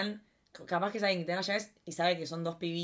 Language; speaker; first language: Spanish; native; Spanish